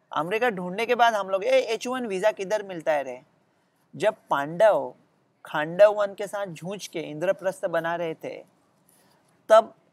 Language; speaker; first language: Hindi; non-native, local second language; Marathi